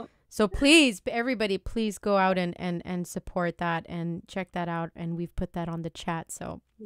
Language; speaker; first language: English; early bilingual, other home language; Spanish